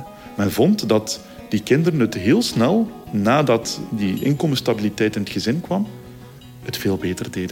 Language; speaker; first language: Dutch; native; Dutch